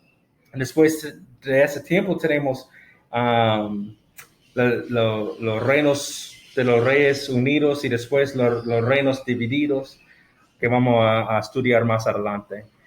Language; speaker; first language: Spanish; non-native, fluent; English